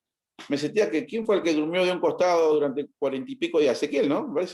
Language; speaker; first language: Spanish; native; Spanish